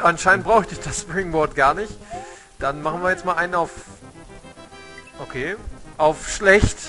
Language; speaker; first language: German; native; German